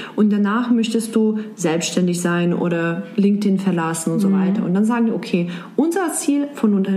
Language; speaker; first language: German; non-native, fluent; Serbian